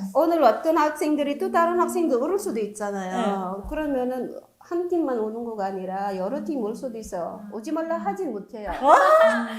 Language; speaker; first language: Korean; non-native, fluent; Filipino